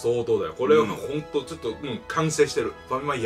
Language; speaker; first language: Japanese; native; Japanese